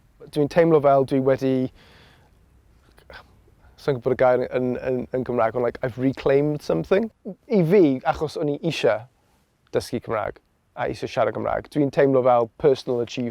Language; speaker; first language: Welsh; non-native, local second language; English